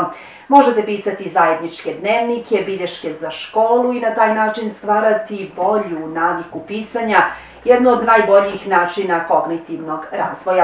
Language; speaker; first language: Croatian; native; Croatian